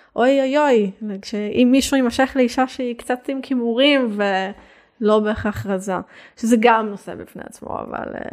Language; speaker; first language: Hebrew; native; Hebrew